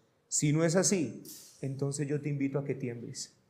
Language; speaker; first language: Spanish; native; Spanish